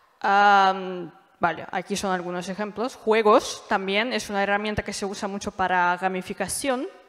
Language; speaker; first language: Spanish; non-native, fluent; Russian